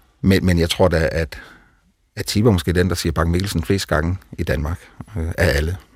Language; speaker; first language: Danish; native; Danish